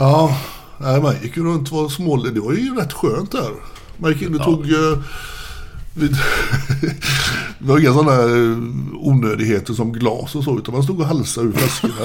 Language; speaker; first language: Swedish; native; Swedish